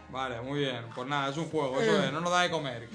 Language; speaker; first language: Spanish; native; Spanish